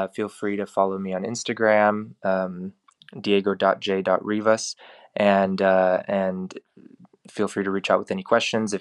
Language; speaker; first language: English; early bilingual, other home language; Spanish